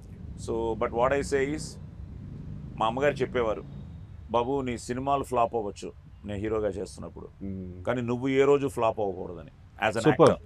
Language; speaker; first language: Telugu; native; Telugu